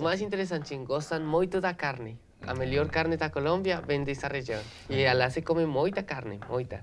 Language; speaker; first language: Portuguese; non-native, learner; Spanish